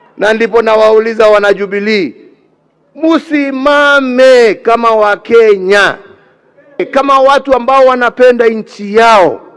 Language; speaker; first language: Swahili; non-native, local second language; Kikuyu